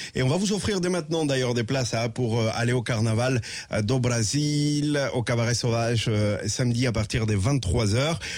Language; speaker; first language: French; native; French